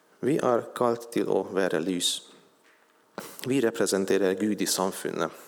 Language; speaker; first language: Swedish; non-native, fluent; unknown